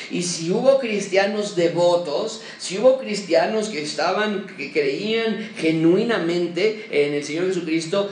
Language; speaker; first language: Spanish; native; Spanish